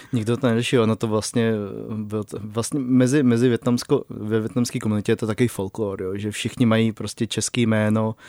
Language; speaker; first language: Czech; early bilingual, other home language; Vietnamese